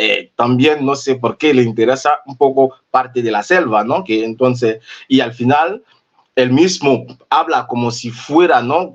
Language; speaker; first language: Spanish; non-native, fluent; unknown